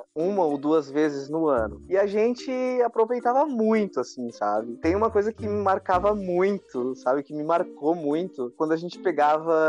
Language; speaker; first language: Portuguese; native; Portuguese